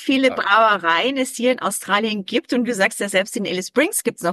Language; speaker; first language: German; native; German